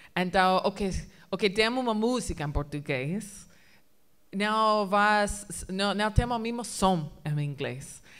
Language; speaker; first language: Portuguese; non-native, fluent; English